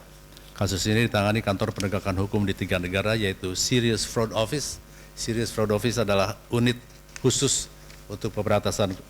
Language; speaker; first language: Indonesian; native; Indonesian